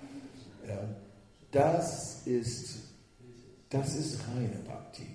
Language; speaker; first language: German; non-native, fluent; Dutch